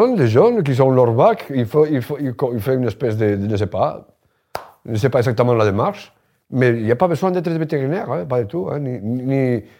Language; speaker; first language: French; non-native, fluent; Spanish